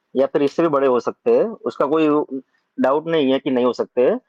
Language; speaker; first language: Hindi; non-native, local second language; Gujarati